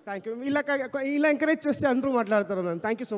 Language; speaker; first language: Telugu; non-native, learner; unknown